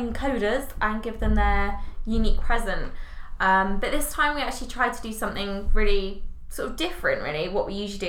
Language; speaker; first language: English; native; English